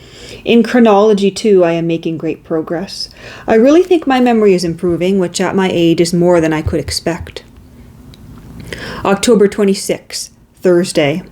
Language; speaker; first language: English; native; English